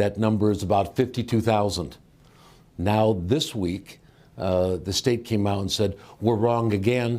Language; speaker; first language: English; native; English